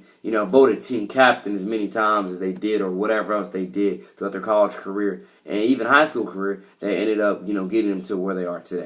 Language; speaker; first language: English; native; English